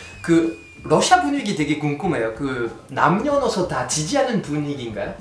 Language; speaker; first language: Korean; non-native, fluent; French